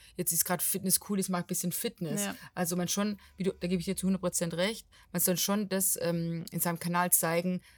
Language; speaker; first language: German; non-native, fluent; Portuguese